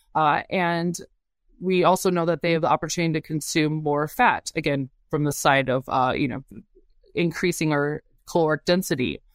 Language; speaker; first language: English; native; English